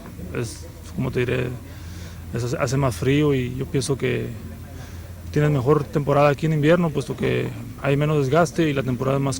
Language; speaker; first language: Spanish; native; Spanish